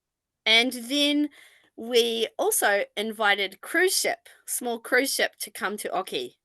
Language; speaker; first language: English; non-native, fluent; Japanese